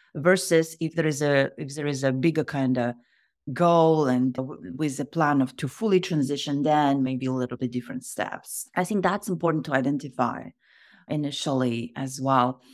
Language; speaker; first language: English; non-native, fluent; Russian